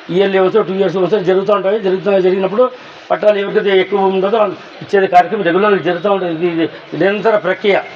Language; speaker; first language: Telugu; native; Telugu